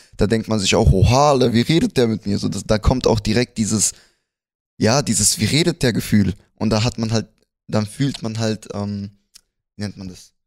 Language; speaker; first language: German; early bilingual, other home language; Spanish